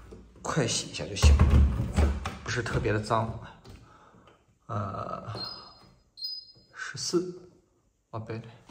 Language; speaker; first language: Chinese; native; Chinese